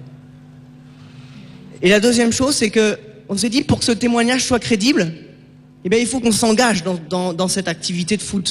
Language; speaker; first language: French; native; French